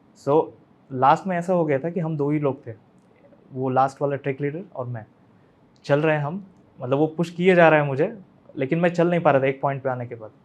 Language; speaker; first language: Hindi; non-native, local second language; Marathi